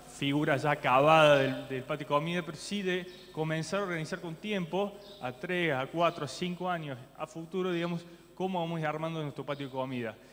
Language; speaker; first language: Spanish; native; Spanish